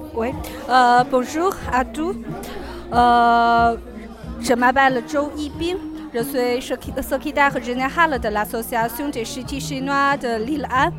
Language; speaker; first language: French; non-native, fluent; Chinese